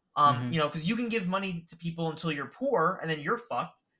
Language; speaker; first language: English; native; English